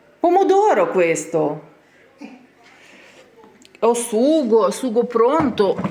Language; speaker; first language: Italian; non-native, learner; Ukrainian